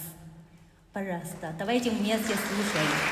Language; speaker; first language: Russian; non-native, learner; Chinese